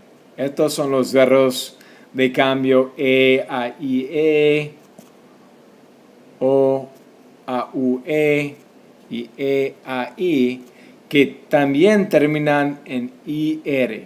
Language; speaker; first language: Spanish; non-native, fluent; English